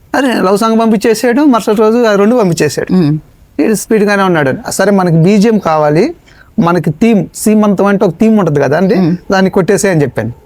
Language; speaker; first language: Telugu; native; Telugu